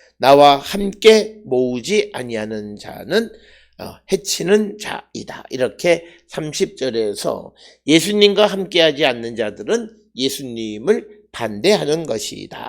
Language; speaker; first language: Korean; native; Korean